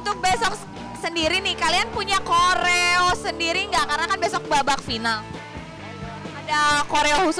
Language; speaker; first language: Indonesian; native; Indonesian